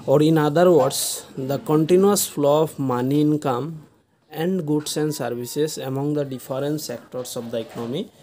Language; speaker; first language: English; non-native, local second language; Assamese